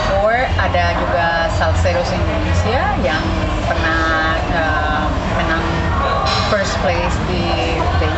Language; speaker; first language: Indonesian; non-native, fluent; Spanish